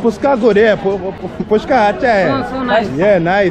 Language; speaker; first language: Hindi; non-native, learner; English